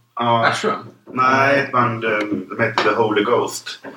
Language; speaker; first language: Swedish; native; Swedish